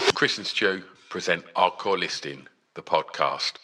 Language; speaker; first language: English; native; English